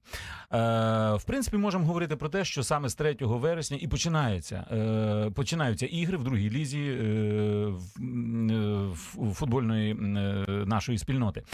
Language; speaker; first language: Ukrainian; native; Ukrainian